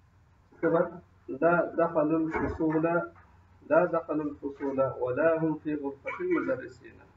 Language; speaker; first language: Arabic; non-native, fluent; Urdu